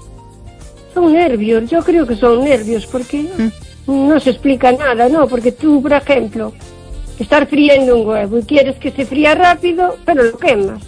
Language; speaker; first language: Spanish; native; Spanish